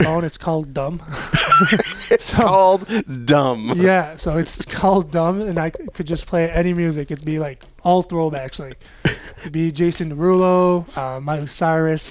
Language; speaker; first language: English; non-native, fluent; French